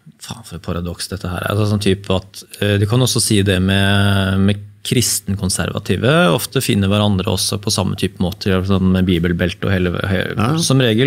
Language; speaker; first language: Norwegian; native; Norwegian